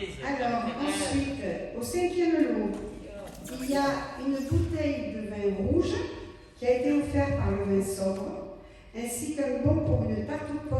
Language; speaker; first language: French; native; French